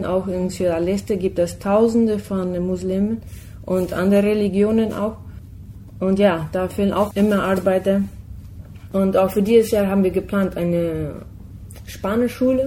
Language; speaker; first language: German; non-native, fluent; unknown